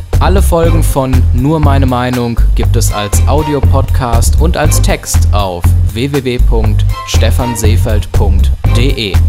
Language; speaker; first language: German; native; German